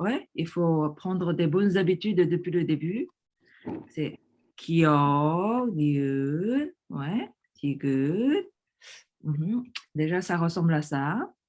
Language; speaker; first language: French; non-native, fluent; Korean